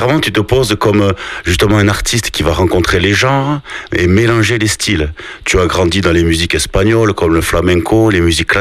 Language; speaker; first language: French; native; French